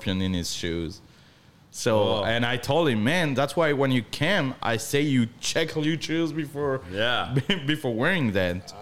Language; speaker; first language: English; non-native, learner; French